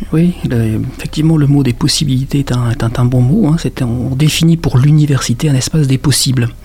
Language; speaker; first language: French; native; French